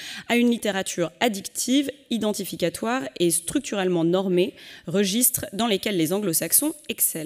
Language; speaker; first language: French; native; French